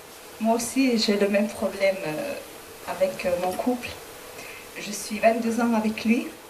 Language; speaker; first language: French; non-native, fluent; Spanish